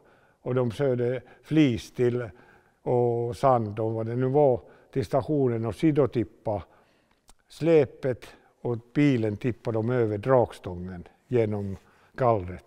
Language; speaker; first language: Swedish; non-native, local second language; Finnish